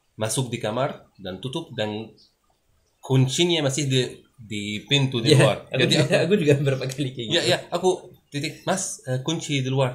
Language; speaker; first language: Indonesian; non-native, learner; French